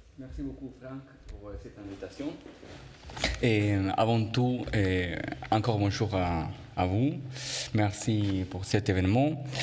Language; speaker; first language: French; non-native, fluent; Spanish